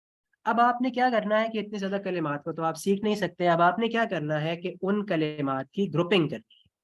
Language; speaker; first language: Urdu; non-native, local second language; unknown